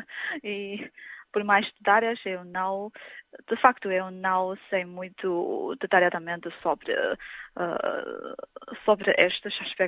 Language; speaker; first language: Portuguese; non-native, fluent; Chinese